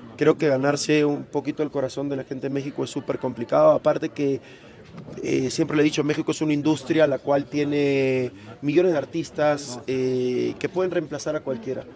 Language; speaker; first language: Spanish; native; Spanish